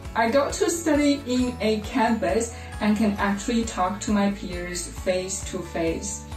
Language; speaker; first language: English; non-native, fluent; Chinese